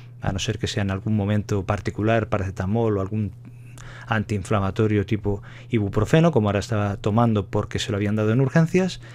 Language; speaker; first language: Spanish; native; Spanish